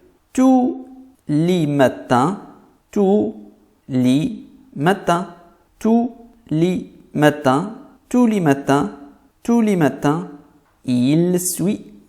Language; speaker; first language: French; non-native, fluent; Arabic